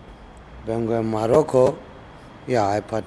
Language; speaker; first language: Spanish; non-native, learner; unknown